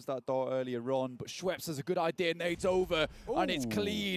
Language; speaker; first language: English; native; English